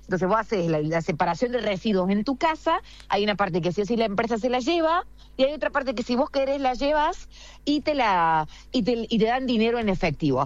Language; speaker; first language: Spanish; native; Spanish